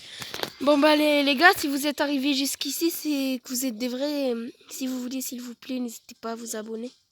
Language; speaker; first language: French; native; French